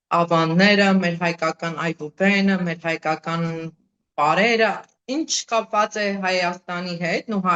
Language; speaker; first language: Armenian; native; Armenian